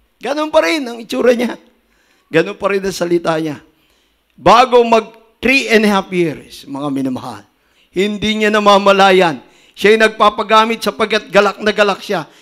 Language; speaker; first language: Filipino; native; Filipino